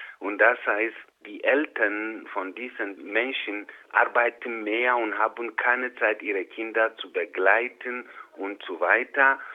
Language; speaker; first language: German; non-native, fluent; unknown